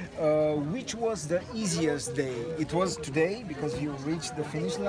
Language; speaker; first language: English; non-native, fluent; Romanian